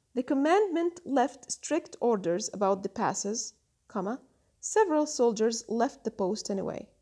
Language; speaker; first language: English; non-native, fluent; Arabic